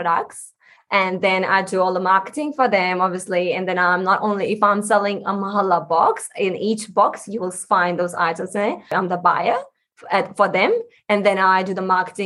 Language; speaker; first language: English; non-native, local second language; Punjabi